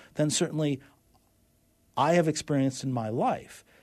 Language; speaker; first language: English; native; English